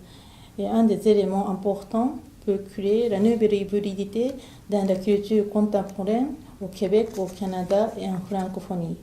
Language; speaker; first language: French; non-native, fluent; Japanese